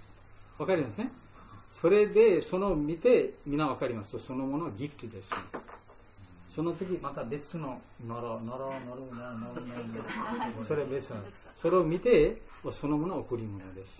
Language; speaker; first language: Japanese; non-native, learner; Bangla